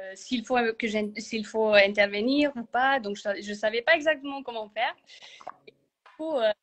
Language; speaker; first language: French; non-native, fluent; Romanian